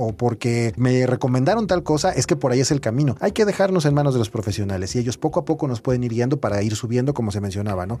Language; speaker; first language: Spanish; native; Spanish